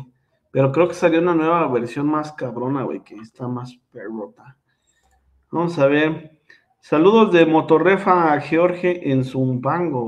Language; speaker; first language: Spanish; native; Spanish